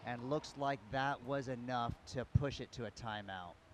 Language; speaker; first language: English; native; English